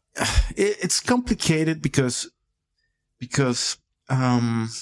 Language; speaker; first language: English; non-native, fluent; Spanish